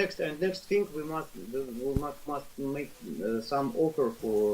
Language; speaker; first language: English; non-native, learner; Russian